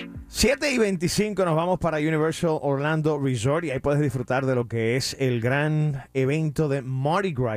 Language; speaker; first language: Spanish; native; Spanish